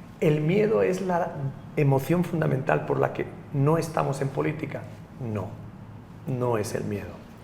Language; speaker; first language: Spanish; native; Spanish